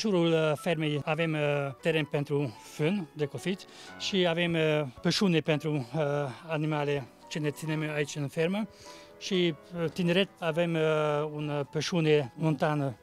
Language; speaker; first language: Romanian; non-native, local second language; Hungarian